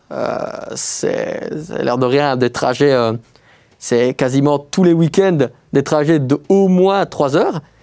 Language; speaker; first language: French; native; French